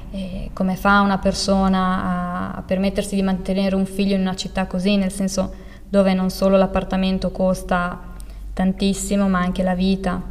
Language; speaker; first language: Italian; early bilingual, other home language; Albanian